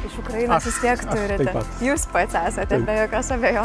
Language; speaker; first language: Lithuanian; native; Lithuanian